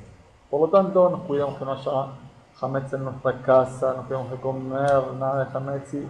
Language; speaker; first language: Spanish; native; Spanish